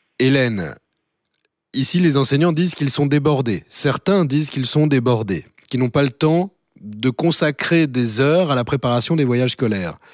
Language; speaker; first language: French; native; French